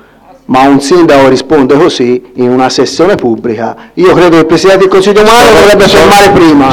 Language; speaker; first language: Italian; native; Italian